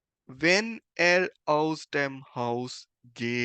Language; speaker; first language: German; non-native, fluent; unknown